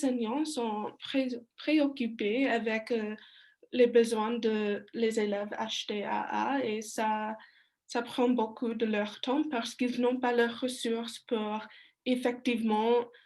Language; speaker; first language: French; non-native, learner; English